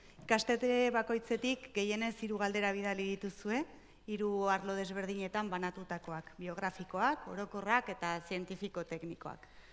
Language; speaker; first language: Basque; early bilingual, heritage; Basque